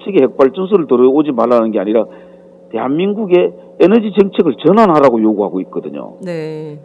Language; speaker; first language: Korean; native; Korean